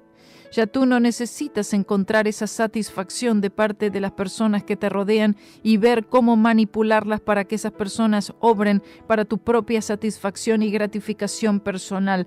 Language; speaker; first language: Spanish; native; Spanish